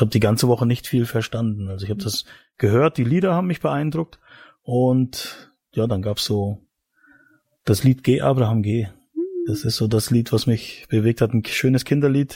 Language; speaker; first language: German; native; German